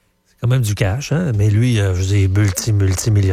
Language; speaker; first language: French; native; French